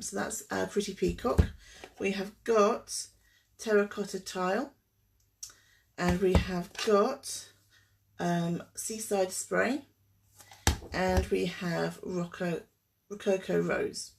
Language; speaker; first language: English; native; English